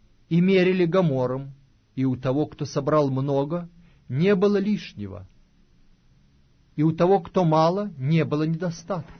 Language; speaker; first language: Russian; native; Russian